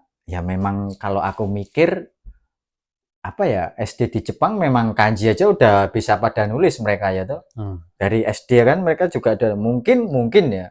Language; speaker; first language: Indonesian; native; Indonesian